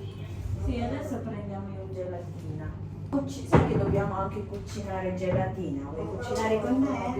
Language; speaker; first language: Italian; non-native, learner; Filipino